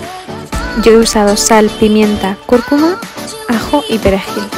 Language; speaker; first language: Spanish; native; Spanish